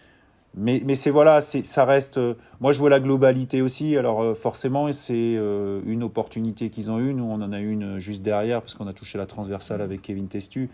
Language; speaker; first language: French; native; French